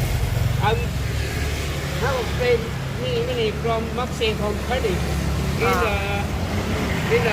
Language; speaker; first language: English; non-native, learner; Thai